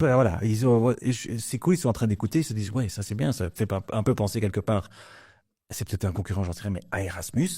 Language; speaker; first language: French; native; French